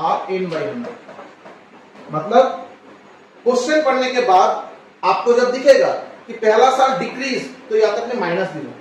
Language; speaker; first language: Hindi; non-native, local second language; Bangla